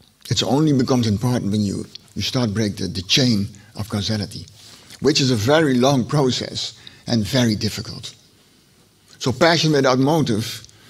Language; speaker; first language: English; non-native, fluent; Dutch